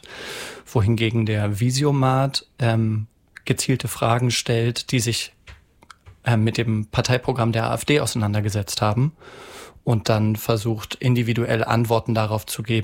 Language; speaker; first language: German; native; German